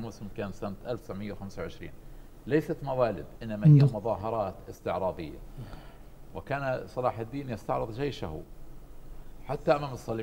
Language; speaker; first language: Arabic; native; Arabic